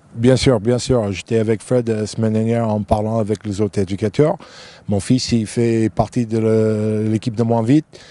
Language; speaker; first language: French; non-native, fluent; English